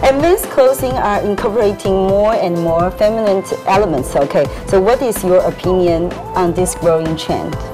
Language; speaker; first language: English; non-native, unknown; Chinese